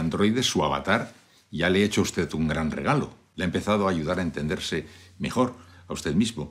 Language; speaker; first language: Spanish; native; Spanish